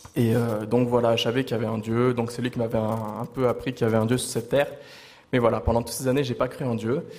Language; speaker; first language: French; native; French